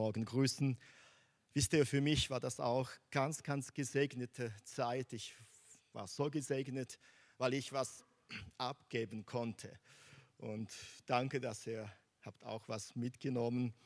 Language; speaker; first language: German; non-native, fluent; Russian